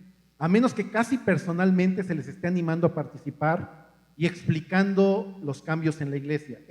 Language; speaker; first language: Spanish; native; Spanish